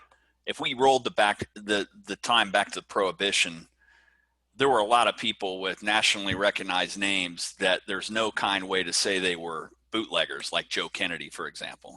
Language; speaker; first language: English; native; English